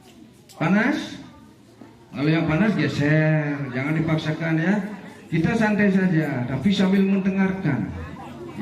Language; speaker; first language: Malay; non-native, local second language; Balinese